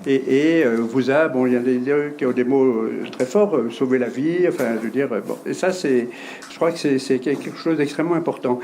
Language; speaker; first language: French; native; French